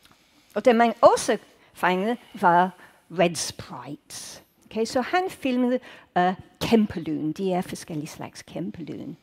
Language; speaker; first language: Danish; native; Danish